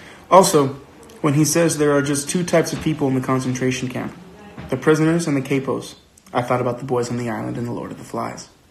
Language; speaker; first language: English; early bilingual, other home language; Spanish